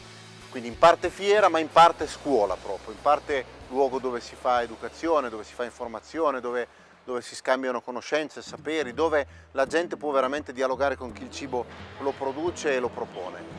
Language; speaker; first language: Italian; native; Italian